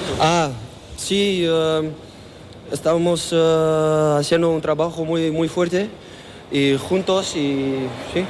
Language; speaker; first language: Spanish; non-native, learner; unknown